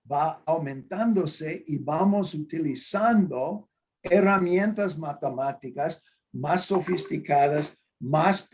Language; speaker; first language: Spanish; non-native, fluent; English